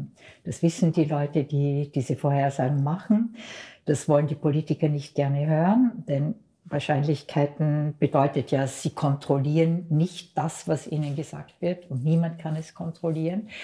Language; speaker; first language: German; native; German